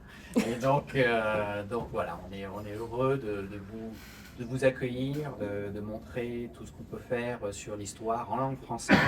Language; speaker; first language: French; native; French